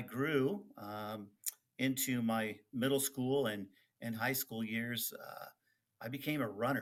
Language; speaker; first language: English; early bilingual, other home language; Dutch